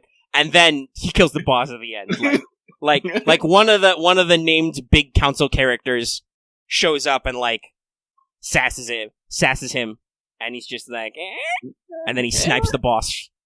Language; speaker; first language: English; native; English